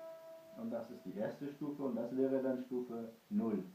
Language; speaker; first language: German; early bilingual, other home language; Kurdish